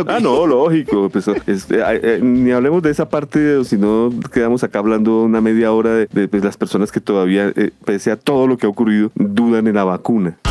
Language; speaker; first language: Spanish; native; Spanish